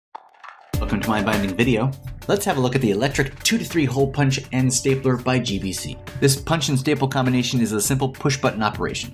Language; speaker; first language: English; native; English